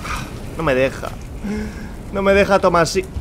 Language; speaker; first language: Spanish; native; Spanish